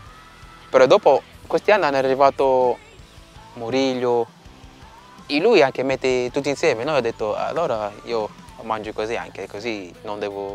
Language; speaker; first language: Italian; non-native, fluent; Portuguese